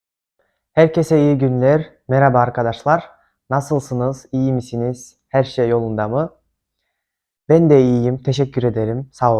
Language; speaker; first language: Turkish; non-native, fluent; Kyrgyz